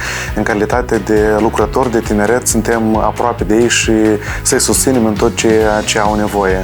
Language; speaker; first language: Romanian; native; Romanian